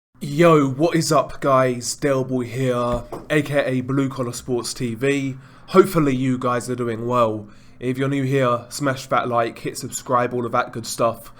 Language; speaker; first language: English; native; English